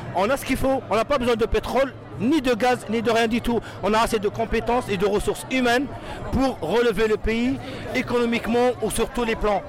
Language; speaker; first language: French; non-native, local second language; Arabic